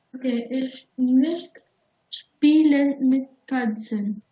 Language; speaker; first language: German; non-native, learner; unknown